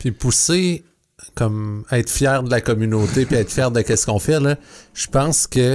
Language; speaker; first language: French; native; French